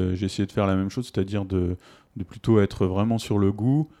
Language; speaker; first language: French; native; French